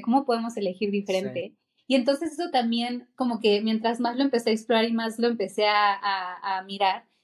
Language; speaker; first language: Spanish; native; Spanish